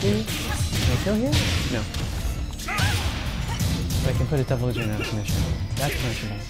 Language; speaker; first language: English; native; English